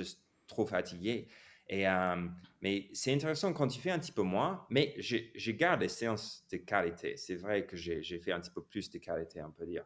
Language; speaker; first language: French; non-native, fluent; English